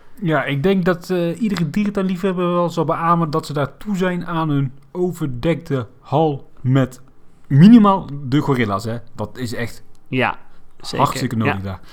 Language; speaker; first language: Dutch; native; Dutch